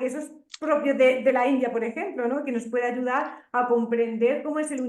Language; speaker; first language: Spanish; native; Spanish